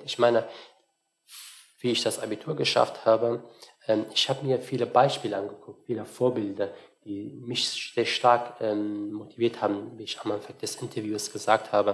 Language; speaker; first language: German; non-native, fluent; Arabic